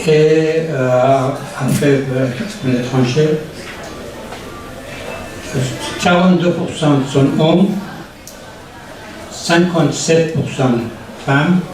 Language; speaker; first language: French; non-native, learner; Persian